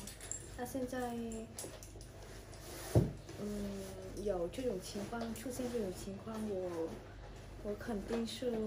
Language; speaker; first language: Chinese; non-native, learner; Vietnamese